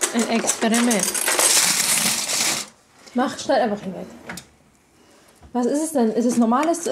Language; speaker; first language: German; native; German